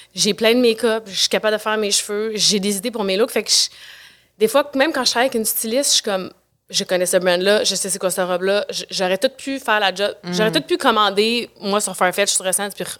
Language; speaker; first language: French; native; French